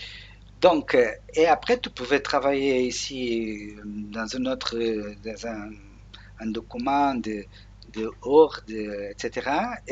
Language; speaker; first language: French; non-native, learner; Portuguese